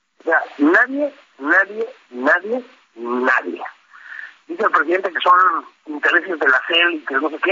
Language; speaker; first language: Spanish; native; Spanish